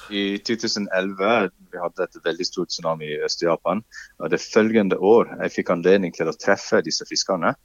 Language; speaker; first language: Norwegian; non-native, fluent; English